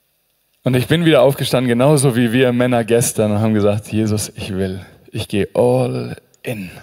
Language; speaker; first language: German; native; German